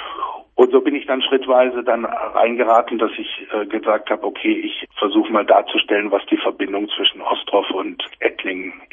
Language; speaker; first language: German; native; German